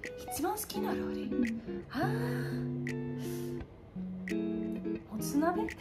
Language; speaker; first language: Japanese; non-native, fluent; English